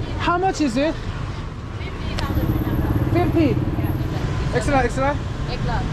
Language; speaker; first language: English; non-native, learner; Korean